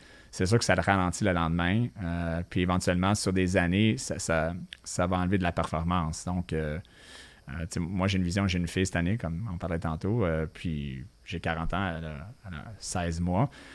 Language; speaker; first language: French; native; French